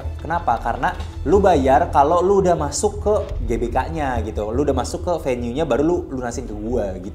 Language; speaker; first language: Indonesian; native; Indonesian